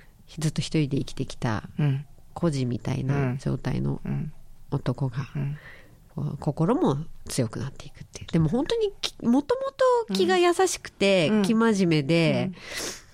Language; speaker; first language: Japanese; native; Japanese